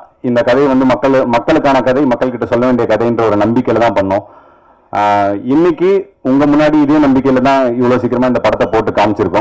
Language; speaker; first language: Tamil; native; Tamil